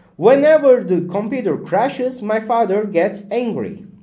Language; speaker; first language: English; non-native, fluent; Turkish